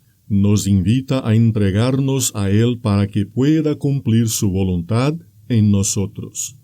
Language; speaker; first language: Spanish; non-native, fluent; Portuguese